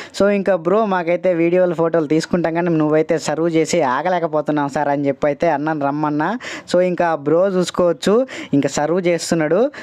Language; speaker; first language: Telugu; native; Telugu